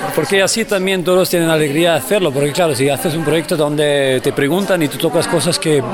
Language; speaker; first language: Spanish; non-native, fluent; German